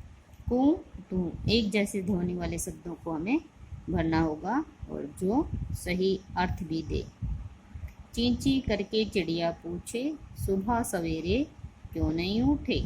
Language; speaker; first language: Hindi; native; Hindi